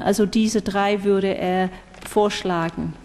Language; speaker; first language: German; non-native, fluent; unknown